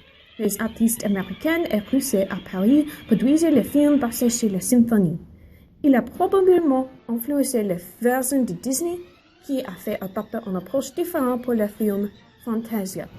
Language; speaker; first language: French; non-native, learner; English